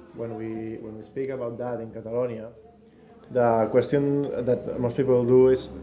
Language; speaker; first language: English; non-native, fluent; Catalan